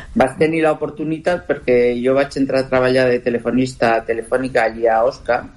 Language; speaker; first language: Catalan; non-native, local second language; Spanish